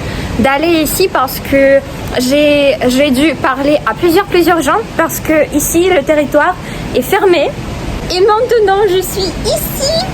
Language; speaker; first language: French; non-native, fluent; Russian